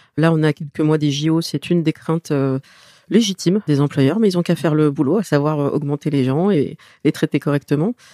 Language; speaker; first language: French; native; French